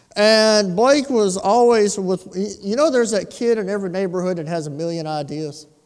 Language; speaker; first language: English; native; English